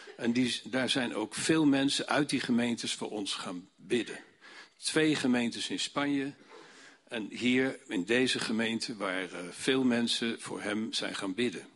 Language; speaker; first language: Dutch; native; Dutch